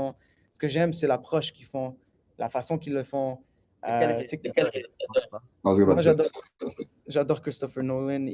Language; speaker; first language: French; native; French